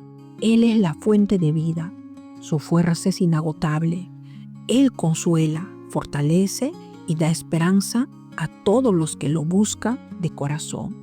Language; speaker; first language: Spanish; native; Spanish